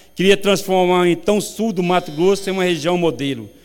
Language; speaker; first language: Portuguese; native; Portuguese